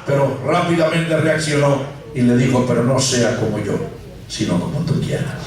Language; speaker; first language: Spanish; native; Spanish